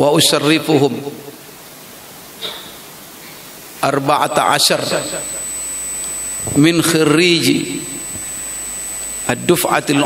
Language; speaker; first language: Arabic; non-native, fluent; Indonesian